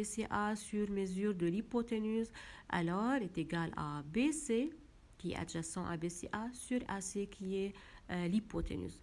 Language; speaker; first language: French; non-native, local second language; Arabic